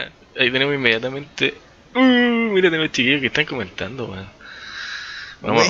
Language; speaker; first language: Spanish; native; Spanish